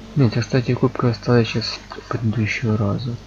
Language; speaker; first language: Russian; non-native, local second language; Ukrainian